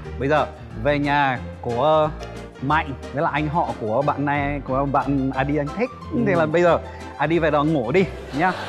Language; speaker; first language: Vietnamese; non-native, fluent; Polish